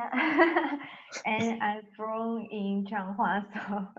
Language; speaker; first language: English; non-native, learner; Chinese